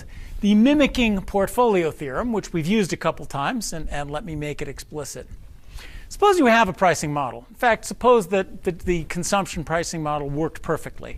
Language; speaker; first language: English; native; English